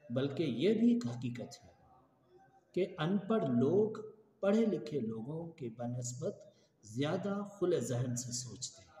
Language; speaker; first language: Urdu; non-native, local second language; Sindhi